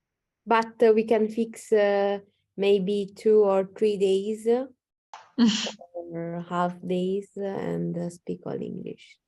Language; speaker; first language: English; non-native, learner; Italian